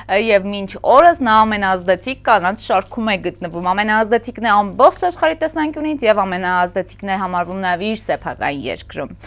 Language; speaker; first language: Armenian; native; Armenian